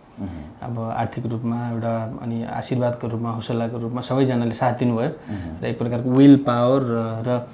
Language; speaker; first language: Nepali; native; Nepali